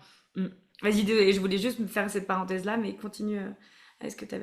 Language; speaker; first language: French; native; French